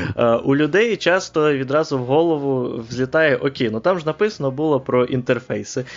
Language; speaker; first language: Ukrainian; non-native, local second language; Russian